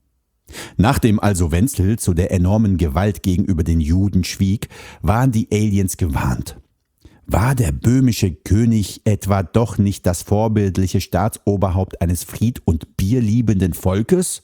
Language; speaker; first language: German; native; German